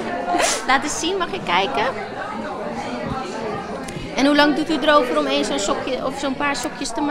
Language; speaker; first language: Dutch; native; Dutch